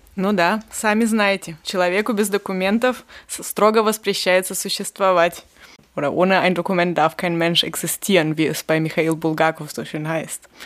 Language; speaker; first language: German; early bilingual, other home language; Russian